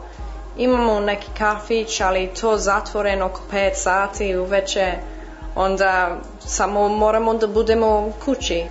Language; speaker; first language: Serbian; early bilingual, heritage; English